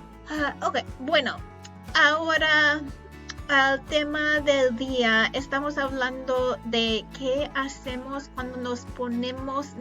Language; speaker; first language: Spanish; non-native, fluent; English